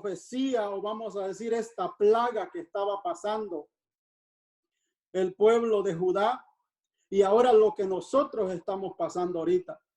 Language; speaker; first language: Spanish; native; Spanish